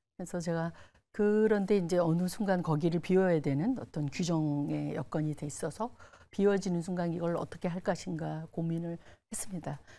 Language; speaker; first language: Korean; native; Korean